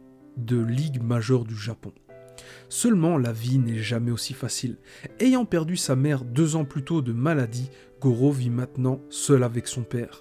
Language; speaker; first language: French; native; French